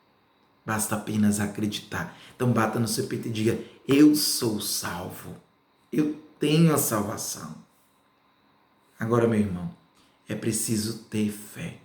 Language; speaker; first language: Portuguese; native; Portuguese